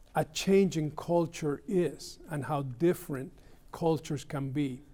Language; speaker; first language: English; early bilingual, other home language; Spanish